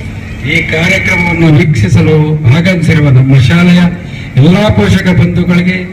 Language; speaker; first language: Kannada; native; Kannada